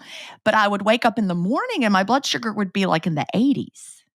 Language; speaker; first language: English; native; English